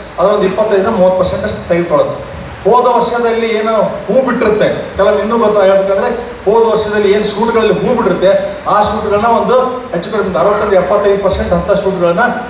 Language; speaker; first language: Kannada; native; Kannada